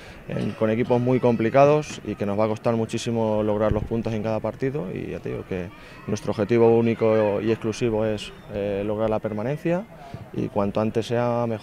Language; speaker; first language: Spanish; native; Spanish